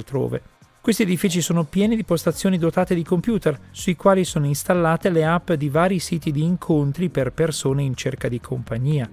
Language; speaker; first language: Italian; native; Italian